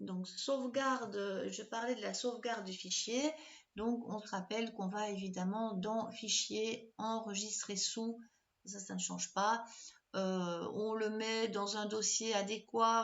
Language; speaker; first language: French; native; French